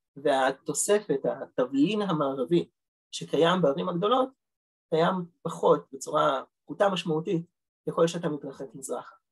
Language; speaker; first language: Hebrew; early bilingual, other home language; Russian